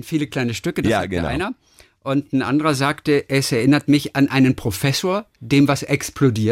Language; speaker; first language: German; native; German